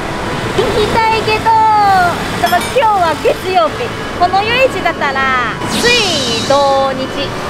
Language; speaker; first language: Japanese; non-native, fluent; Chinese